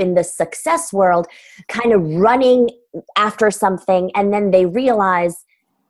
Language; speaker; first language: English; non-native, fluent; Turkish